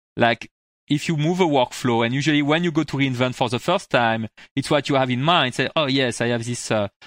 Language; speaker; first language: English; non-native, fluent; French